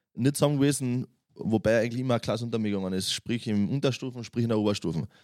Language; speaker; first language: German; native; German